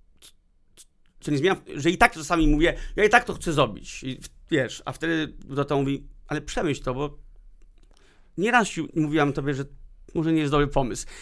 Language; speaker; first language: Polish; early bilingual, heritage; Polish